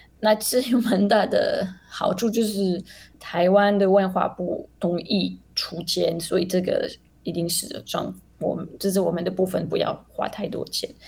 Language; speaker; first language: Chinese; non-native, fluent; French